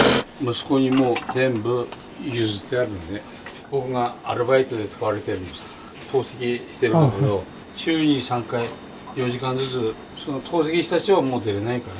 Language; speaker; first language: Japanese; native; Japanese